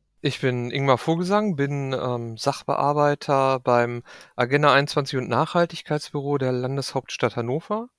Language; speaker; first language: German; native; German